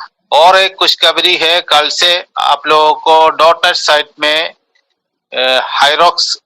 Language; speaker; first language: Hindi; non-native, local second language; Malayalam